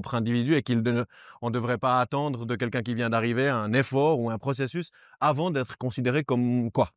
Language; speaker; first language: French; native; French